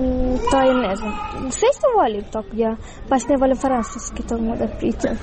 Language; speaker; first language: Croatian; non-native, learner; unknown